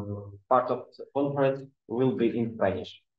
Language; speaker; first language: English; non-native, fluent; Ukrainian